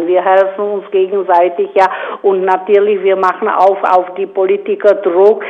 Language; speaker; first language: German; non-native, fluent; Czech